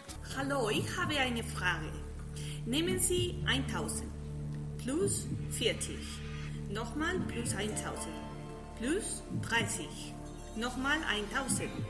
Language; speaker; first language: German; non-native, learner; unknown